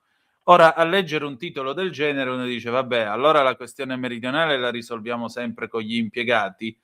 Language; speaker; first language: Italian; native; Italian